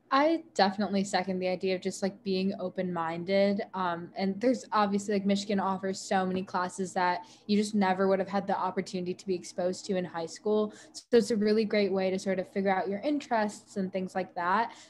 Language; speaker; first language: English; native; English